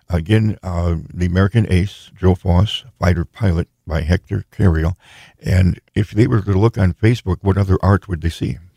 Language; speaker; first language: English; native; English